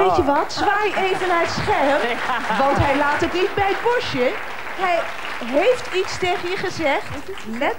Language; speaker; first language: Dutch; native; Dutch